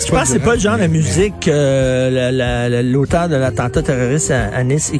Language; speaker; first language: French; native; French